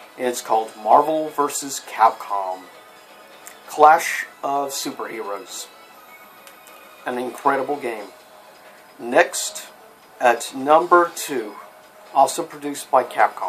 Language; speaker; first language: English; native; English